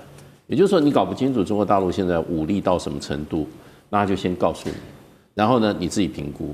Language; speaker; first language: Chinese; native; Chinese